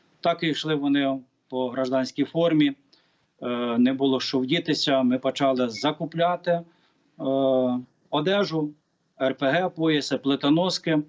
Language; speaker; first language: Ukrainian; native; Ukrainian